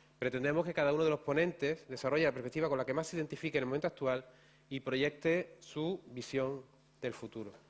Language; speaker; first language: Spanish; native; Spanish